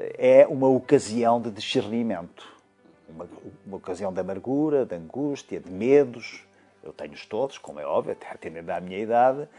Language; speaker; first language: Portuguese; native; Portuguese